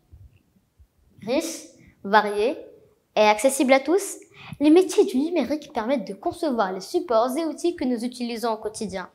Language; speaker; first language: French; non-native, local second language; Arabic